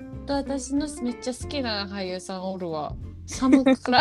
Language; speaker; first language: Japanese; early bilingual, heritage; Japanese